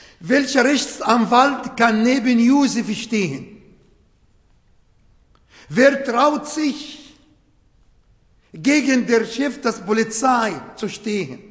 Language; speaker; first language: German; non-native, fluent; Arabic